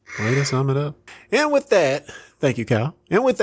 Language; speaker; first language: English; native; English